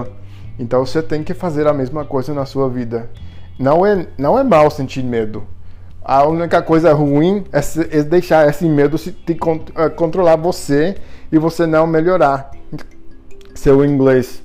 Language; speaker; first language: Portuguese; non-native, fluent; English